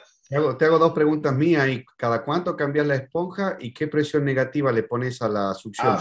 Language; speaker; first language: Spanish; native; Spanish